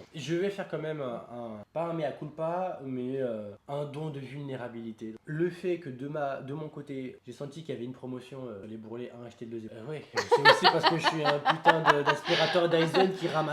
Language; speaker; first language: French; native; French